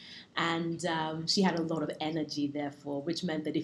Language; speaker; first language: English; native; English